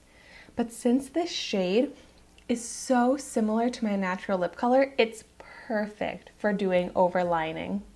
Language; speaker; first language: English; native; English